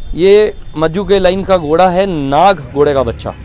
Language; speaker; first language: Hindi; native; Hindi